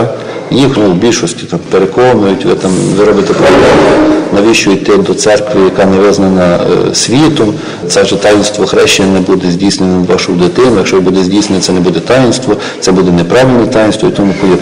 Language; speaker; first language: Ukrainian; native; Ukrainian